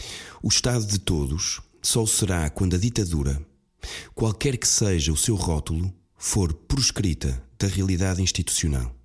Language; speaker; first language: Portuguese; native; Portuguese